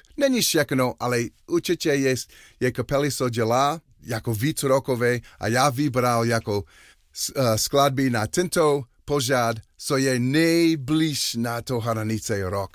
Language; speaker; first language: Czech; non-native, learner; English